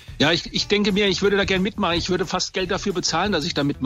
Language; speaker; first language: German; native; German